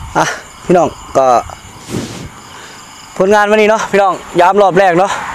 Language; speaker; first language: Thai; non-native, local second language; Northeastern Thai